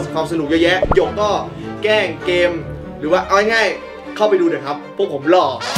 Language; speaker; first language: Thai; native; Thai